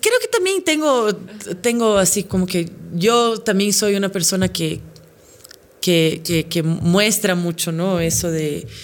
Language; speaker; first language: Spanish; non-native, fluent; Portuguese